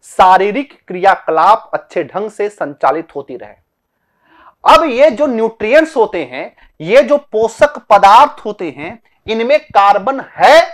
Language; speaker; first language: Hindi; native; Hindi